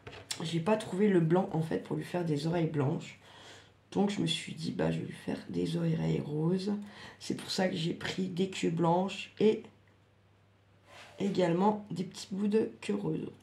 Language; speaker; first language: French; native; French